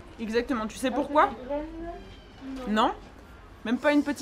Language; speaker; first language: French; native; French